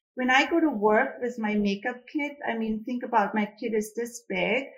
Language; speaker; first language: English; non-native, fluent; German